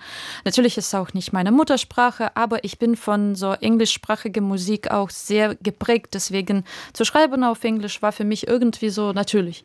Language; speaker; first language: German; non-native, fluent; Russian